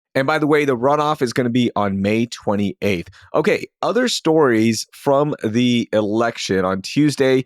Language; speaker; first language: English; native; English